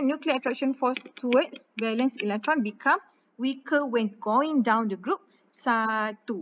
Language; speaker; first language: English; non-native, local second language; Malay